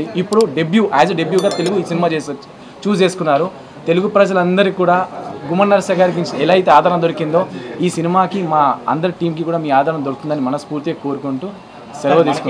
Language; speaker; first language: Telugu; native; Telugu